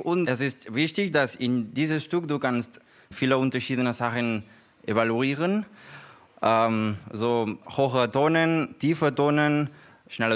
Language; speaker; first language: German; non-native, learner; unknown